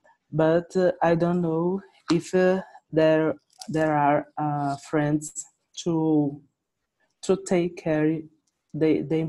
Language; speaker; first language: English; non-native, learner; Portuguese